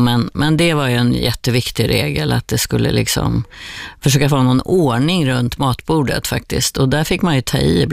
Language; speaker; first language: Swedish; native; Swedish